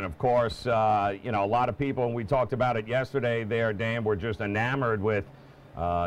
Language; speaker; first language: English; native; English